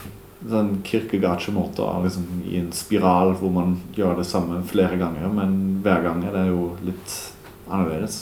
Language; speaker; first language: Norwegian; non-native, fluent; German